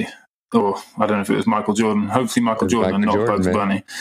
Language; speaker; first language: English; native; English